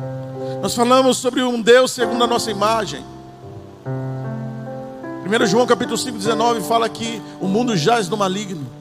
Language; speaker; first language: Portuguese; native; Portuguese